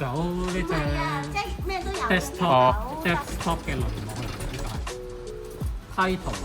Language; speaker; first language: Chinese; native; Chinese